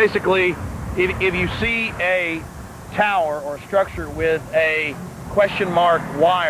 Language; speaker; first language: English; native; English